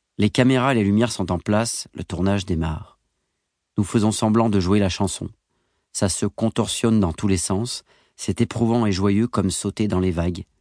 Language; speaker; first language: French; native; French